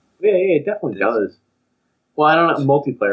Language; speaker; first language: English; native; English